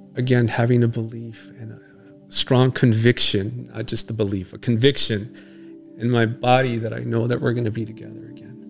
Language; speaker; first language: English; early bilingual, other home language; Spanish